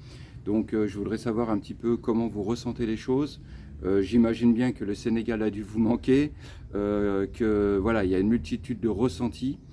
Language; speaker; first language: French; native; French